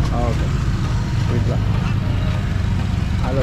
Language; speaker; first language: Indonesian; non-native, learner; English